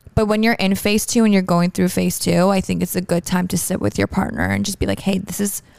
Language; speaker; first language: English; native; English